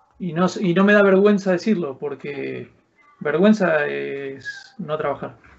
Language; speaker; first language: Spanish; native; Spanish